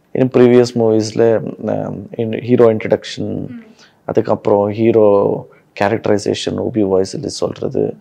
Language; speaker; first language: Tamil; non-native, learner; Kannada